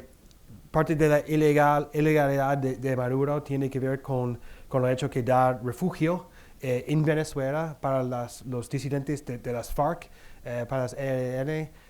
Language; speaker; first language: Spanish; non-native, fluent; English